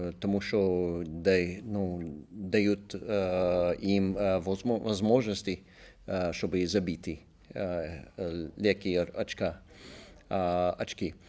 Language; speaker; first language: Ukrainian; non-native, local second language; Russian